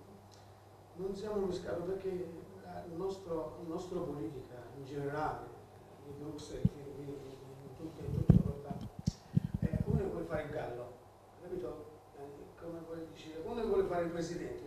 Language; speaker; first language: Italian; non-native, learner; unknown